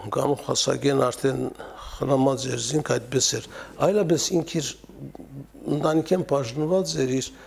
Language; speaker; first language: Armenian; native; Armenian